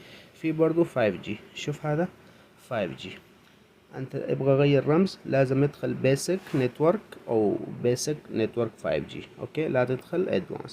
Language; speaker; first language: Arabic; non-native, learner; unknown